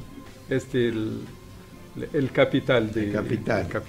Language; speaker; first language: Spanish; non-native, fluent; Arabic